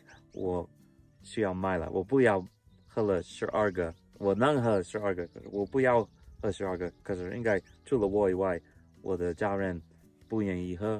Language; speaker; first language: Chinese; non-native, fluent; English